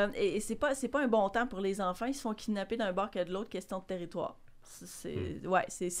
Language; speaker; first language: French; native; French